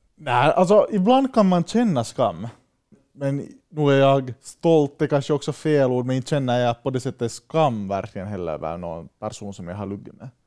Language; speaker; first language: Swedish; native; Swedish